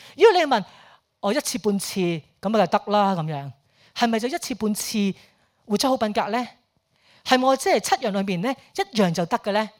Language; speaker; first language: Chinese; non-native, local second language; Cantonese